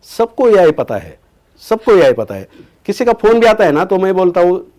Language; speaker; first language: Hindi; non-native, local second language; Marathi